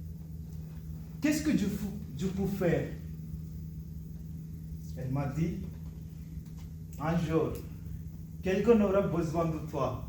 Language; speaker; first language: French; non-native, learner; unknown